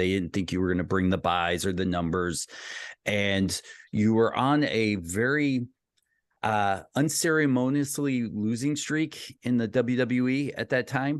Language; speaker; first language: English; native; English